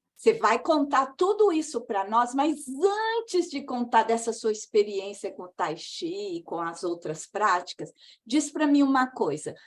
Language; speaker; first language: Portuguese; native; Portuguese